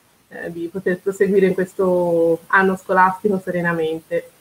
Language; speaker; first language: Italian; native; Italian